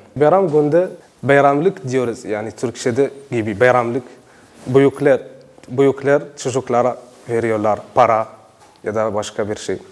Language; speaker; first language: Turkish; non-native, learner; Arabic